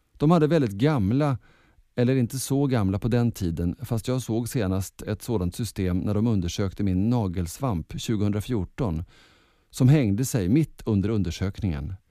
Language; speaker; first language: Swedish; early bilingual, other home language; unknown